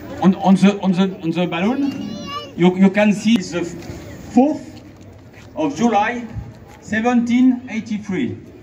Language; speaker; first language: English; non-native, learner; French